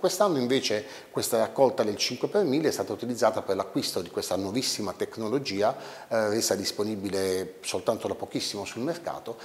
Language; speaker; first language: Italian; native; Italian